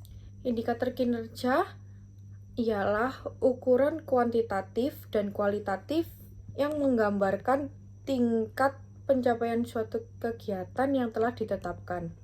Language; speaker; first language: Indonesian; native; Indonesian